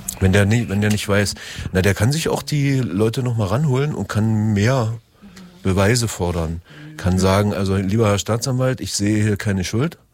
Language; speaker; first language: German; native; German